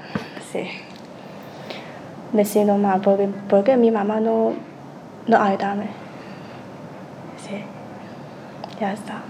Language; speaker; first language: Spanish; non-native, learner; Chinese